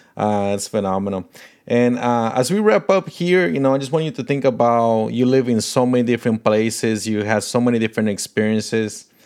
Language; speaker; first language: English; non-native, fluent; Portuguese